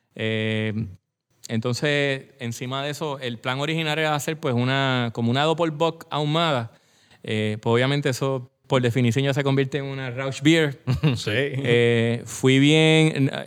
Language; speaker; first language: Spanish; native; Spanish